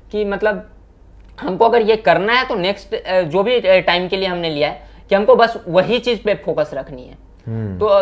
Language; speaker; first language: Hindi; native; Hindi